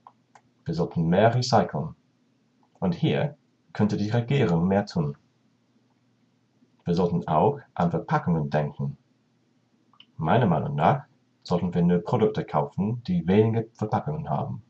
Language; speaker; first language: German; non-native, learner; English